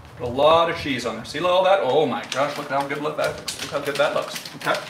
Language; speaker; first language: English; native; English